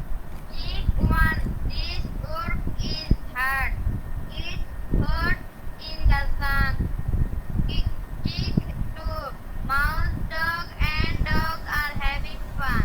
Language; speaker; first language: English; non-native, learner; Bangla